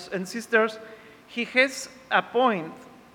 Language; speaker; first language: English; non-native, learner; Polish